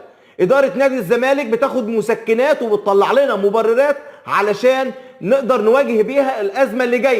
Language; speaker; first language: Arabic; native; Arabic